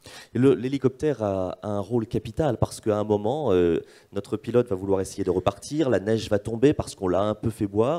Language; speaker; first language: French; native; French